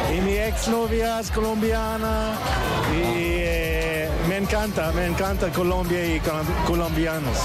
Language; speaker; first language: Spanish; non-native, learner; English